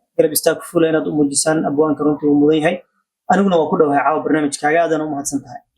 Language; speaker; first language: Somali; native; Somali